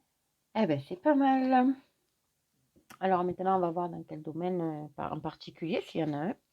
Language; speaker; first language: French; native; French